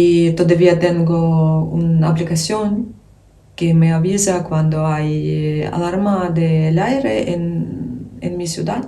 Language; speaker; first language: Spanish; non-native, learner; Ukrainian